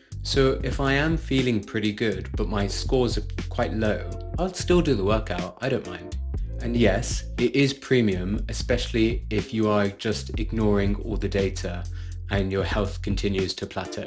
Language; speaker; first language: English; native; English